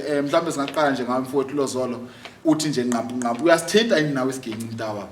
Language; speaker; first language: Zulu; native; Zulu